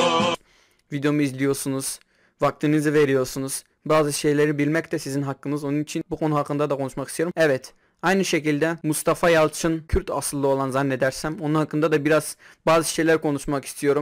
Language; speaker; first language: Turkish; non-native, local second language; Kurdish